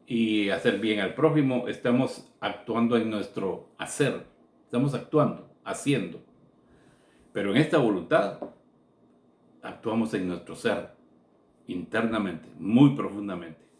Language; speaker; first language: Spanish; native; Spanish